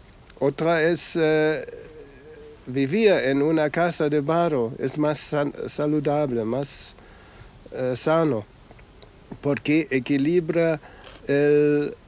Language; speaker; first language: Spanish; non-native, fluent; German